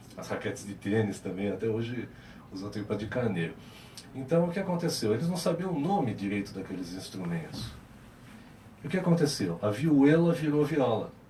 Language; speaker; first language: Portuguese; native; Portuguese